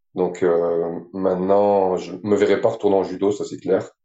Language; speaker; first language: French; native; French